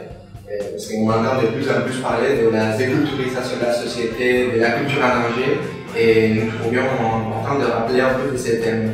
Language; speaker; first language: French; non-native, fluent; Spanish